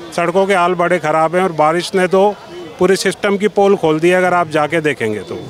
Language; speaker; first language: Hindi; native; Hindi